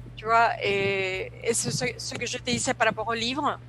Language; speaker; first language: French; non-native, fluent; Spanish